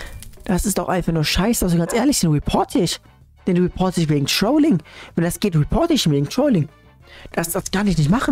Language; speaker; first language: German; native; German